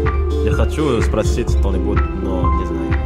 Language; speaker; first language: Russian; non-native, learner; Indonesian